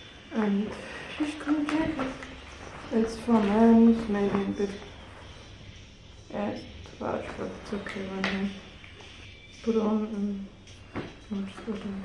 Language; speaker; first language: English; non-native, learner; German